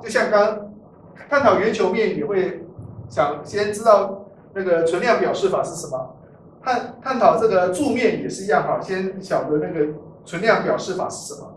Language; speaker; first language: Chinese; native; Chinese